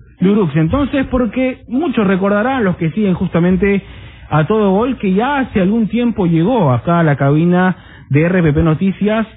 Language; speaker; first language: Spanish; native; Spanish